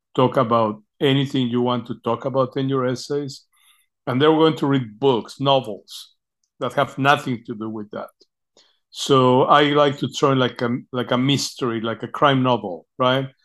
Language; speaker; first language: English; non-native, fluent; Spanish